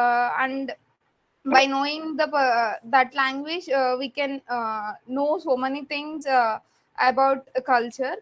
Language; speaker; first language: English; non-native, learner; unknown